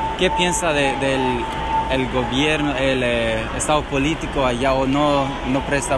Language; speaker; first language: Spanish; non-native, learner; English